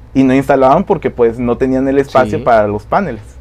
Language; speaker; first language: Spanish; native; Spanish